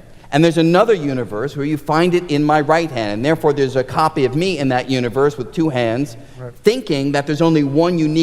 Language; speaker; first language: English; native; English